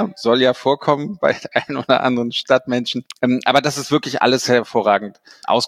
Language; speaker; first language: German; native; German